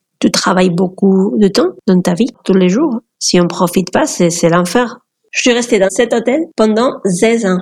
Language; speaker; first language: French; non-native, fluent; Spanish